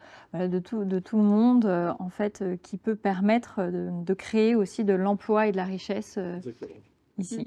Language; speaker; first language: French; native; French